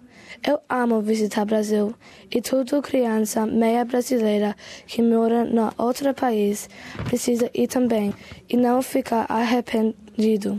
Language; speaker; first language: Portuguese; early bilingual, heritage; Portuguese